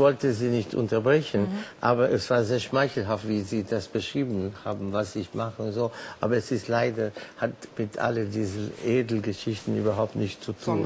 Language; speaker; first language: German; non-native, fluent; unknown